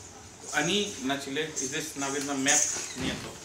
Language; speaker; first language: Russian; non-native, learner; Hindi